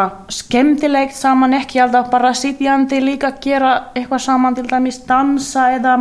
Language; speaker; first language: Icelandic; non-native, learner; Finnish